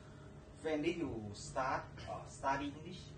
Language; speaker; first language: English; non-native, learner; Thai